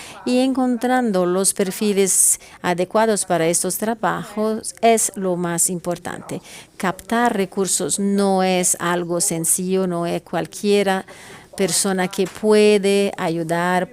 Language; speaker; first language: Spanish; non-native, fluent; Portuguese